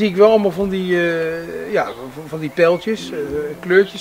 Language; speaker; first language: Dutch; native; Dutch